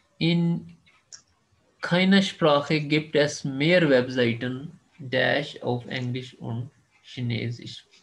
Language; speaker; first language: German; non-native, fluent; Urdu